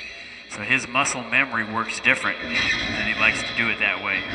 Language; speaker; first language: English; native; English